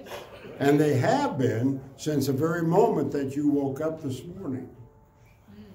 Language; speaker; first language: English; native; English